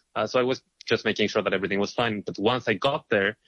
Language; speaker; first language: English; non-native, fluent; Hebrew